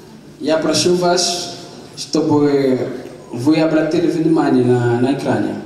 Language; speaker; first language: Russian; native; Russian